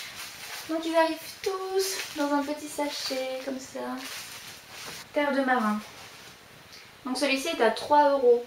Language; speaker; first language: French; native; French